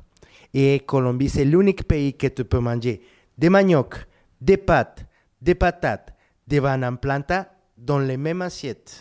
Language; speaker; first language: French; non-native, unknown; Spanish